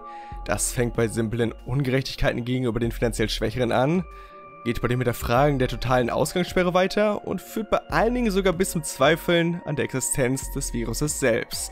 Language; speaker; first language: German; native; German